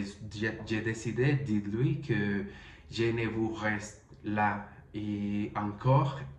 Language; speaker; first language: French; non-native, learner; Spanish